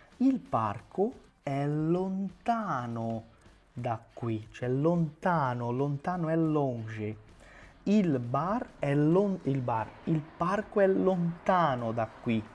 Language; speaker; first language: Italian; non-native, fluent; Portuguese